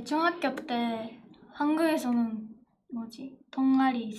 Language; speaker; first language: Korean; non-native, fluent; Japanese